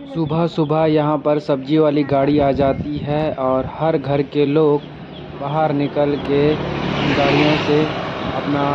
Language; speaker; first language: Hindi; native; Hindi